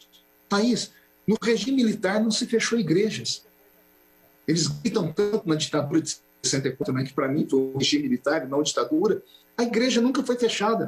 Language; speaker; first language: Portuguese; native; Portuguese